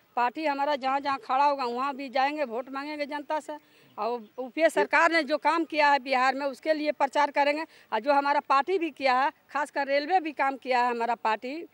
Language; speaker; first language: Hindi; native; Hindi